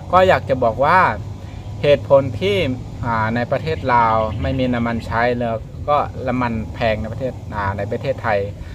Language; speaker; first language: Thai; native; Thai